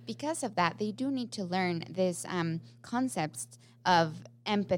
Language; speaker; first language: English; non-native, fluent; Spanish